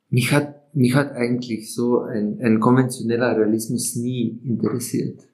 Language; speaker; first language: German; non-native, fluent; Slovenian